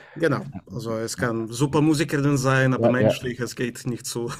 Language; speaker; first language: German; non-native, learner; Romanian